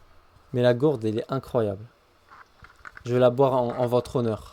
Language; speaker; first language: French; native; French